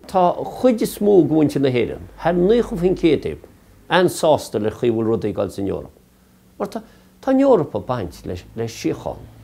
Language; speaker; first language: Irish; native; Irish